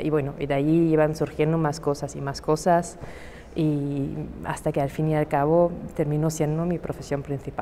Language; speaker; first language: Spanish; non-native, fluent; German